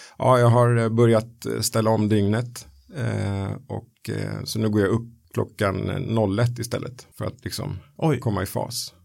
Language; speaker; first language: Swedish; native; Swedish